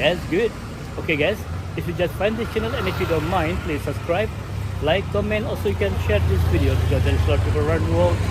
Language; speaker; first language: English; non-native, local second language; Indonesian